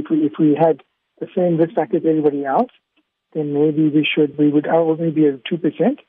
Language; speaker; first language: English; native; English